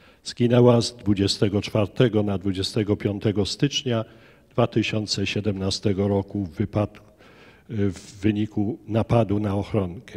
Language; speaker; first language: Polish; native; Polish